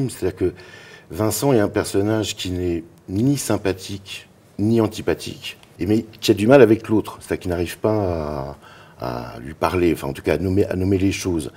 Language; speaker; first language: French; native; French